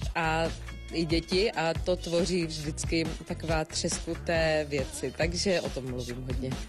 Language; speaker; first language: Czech; native; Czech